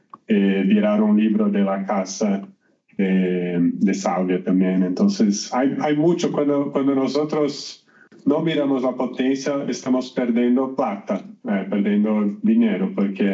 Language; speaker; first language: Spanish; non-native, learner; Portuguese